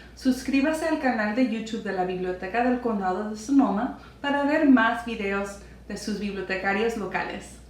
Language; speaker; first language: Spanish; early bilingual, heritage; Spanish